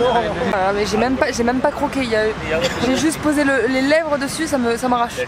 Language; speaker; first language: French; native; French